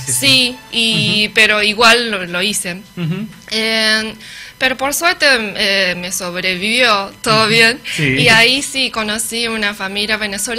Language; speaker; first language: Spanish; non-native, learner; Japanese